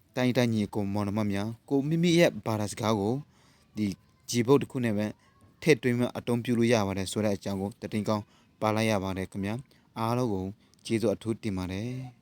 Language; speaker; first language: Burmese; non-native, local second language; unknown